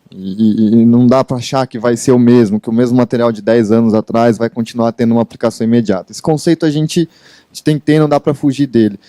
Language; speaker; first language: Portuguese; native; Portuguese